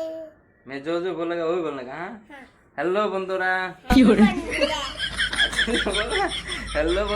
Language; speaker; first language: Hindi; non-native, local second language; Bangla